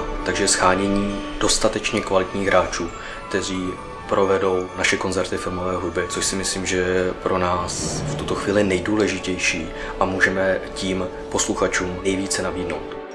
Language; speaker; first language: Czech; native; Czech